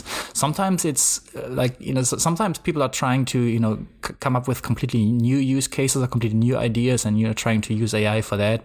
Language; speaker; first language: English; non-native, fluent; German